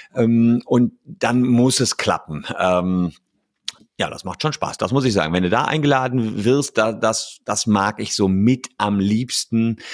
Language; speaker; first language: German; native; German